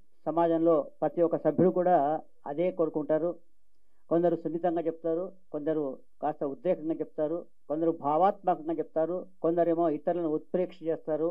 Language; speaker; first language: Telugu; native; Telugu